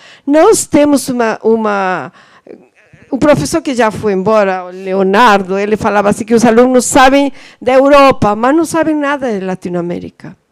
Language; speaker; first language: Portuguese; non-native, fluent; Spanish